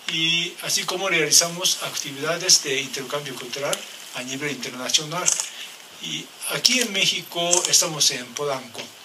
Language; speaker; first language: Spanish; non-native, learner; Japanese